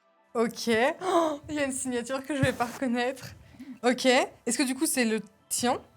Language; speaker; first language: French; native; French